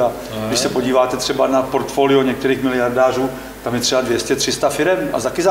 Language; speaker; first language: Czech; native; Czech